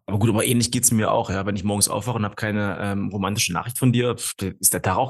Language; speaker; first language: German; native; German